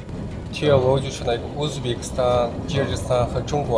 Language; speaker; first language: Chinese; non-native, fluent; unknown